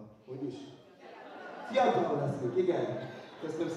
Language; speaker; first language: Hungarian; non-native, learner; German